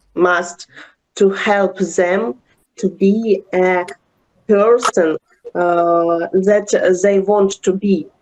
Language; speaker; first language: English; non-native, learner; Ukrainian